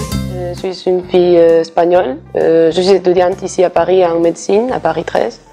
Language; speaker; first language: French; non-native, fluent; Spanish